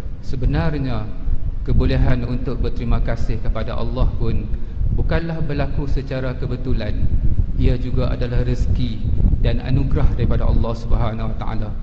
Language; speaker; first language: Malay; native; Malay